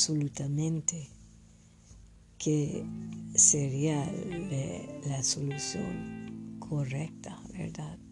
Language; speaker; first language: Spanish; non-native, fluent; French